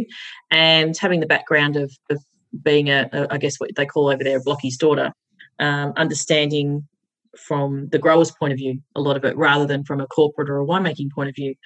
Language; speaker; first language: English; native; English